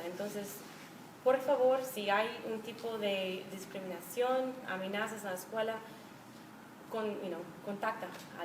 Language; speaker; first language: Spanish; non-native, fluent; English